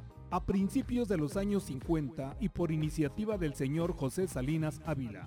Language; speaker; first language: Spanish; native; Spanish